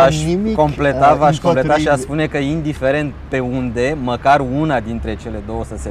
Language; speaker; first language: Romanian; native; Romanian